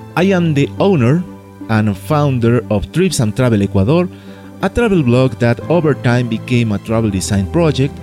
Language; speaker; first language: English; non-native, fluent; Spanish